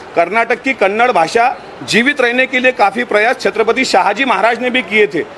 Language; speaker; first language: Hindi; non-native, local second language; Marathi